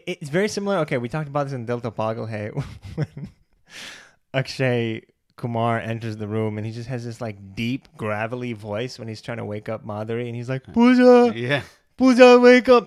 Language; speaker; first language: English; native; English